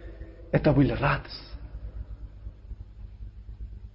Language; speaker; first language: Russian; non-native, learner; Uzbek